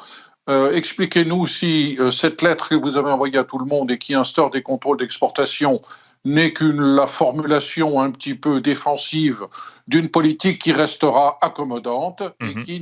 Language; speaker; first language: French; native; French